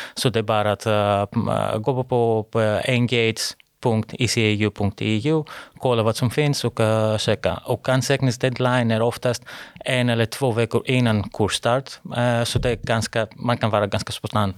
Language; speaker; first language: Swedish; non-native, fluent; Greek